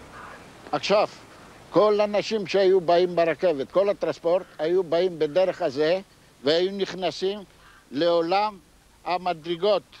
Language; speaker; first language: Hebrew; non-native, fluent; Ladino